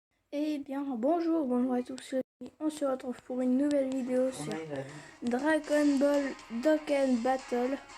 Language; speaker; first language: French; native; French